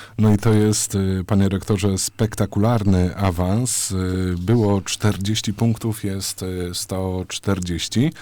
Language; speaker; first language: Polish; native; Polish